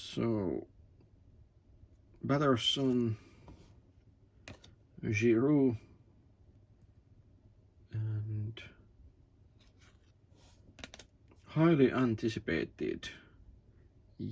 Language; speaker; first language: English; non-native, learner; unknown